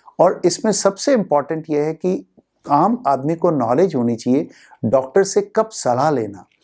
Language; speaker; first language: Hindi; native; Hindi